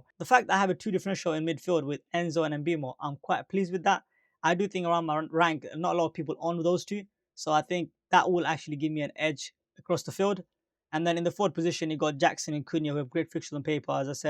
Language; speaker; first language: English; native; English